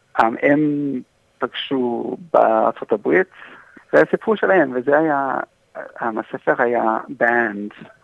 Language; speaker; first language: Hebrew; non-native, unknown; English